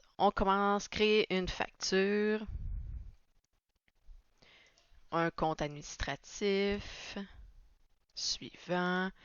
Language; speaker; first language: French; native; French